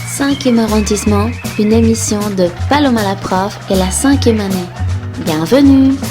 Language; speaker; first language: French; non-native, fluent; Spanish